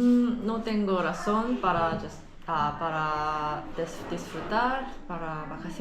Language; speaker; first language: Spanish; non-native, learner; Korean